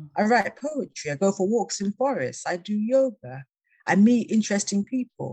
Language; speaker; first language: English; native; English